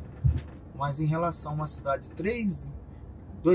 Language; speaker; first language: Portuguese; native; Portuguese